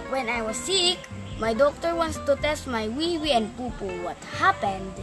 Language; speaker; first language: English; non-native, fluent; Arabic